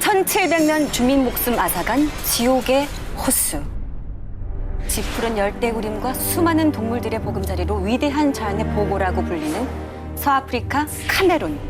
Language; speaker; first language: Korean; native; Korean